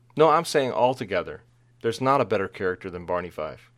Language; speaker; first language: English; native; English